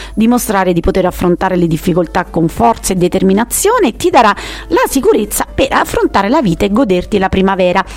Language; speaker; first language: Italian; native; Italian